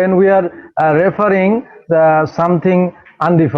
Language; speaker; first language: English; non-native, learner; Bangla